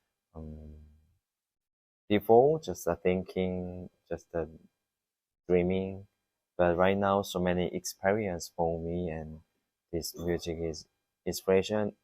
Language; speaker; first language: English; non-native, learner; Korean